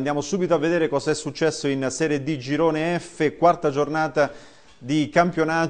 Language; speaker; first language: Italian; native; Italian